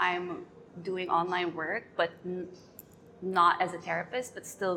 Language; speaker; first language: English; non-native, local second language; Filipino